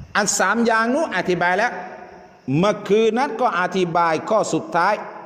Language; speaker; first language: Thai; non-native, local second language; Malay